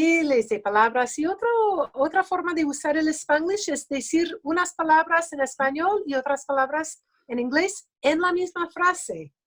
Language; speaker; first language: Spanish; early bilingual, other home language; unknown